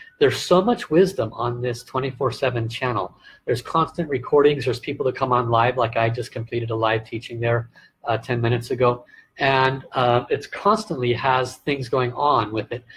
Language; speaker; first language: English; native; English